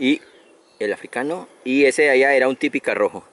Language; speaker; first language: Spanish; native; Spanish